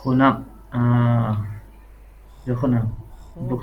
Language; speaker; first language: Persian; non-native, learner; Urdu